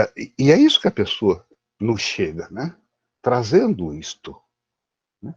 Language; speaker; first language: Portuguese; native; Portuguese